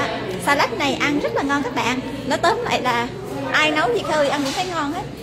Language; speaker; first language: Vietnamese; early bilingual, heritage; Vietnamese